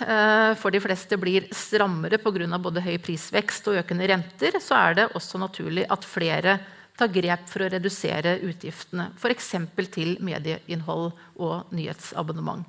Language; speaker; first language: Norwegian; native; Norwegian